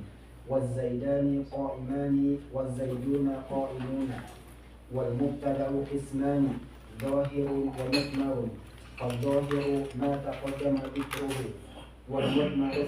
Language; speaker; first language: Arabic; non-native, learner; Indonesian